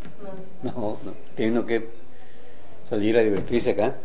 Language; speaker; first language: Spanish; native; Spanish